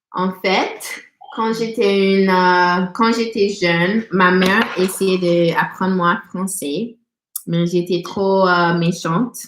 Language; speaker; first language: French; non-native, learner; English